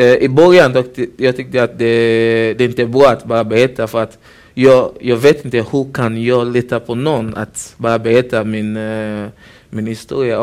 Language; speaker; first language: Swedish; non-native, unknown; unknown